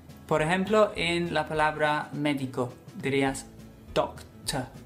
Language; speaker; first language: Spanish; non-native, fluent; English